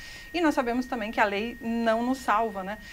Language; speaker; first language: Portuguese; native; Portuguese